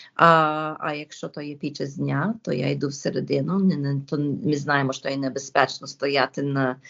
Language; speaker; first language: Ukrainian; early bilingual, heritage; Ukrainian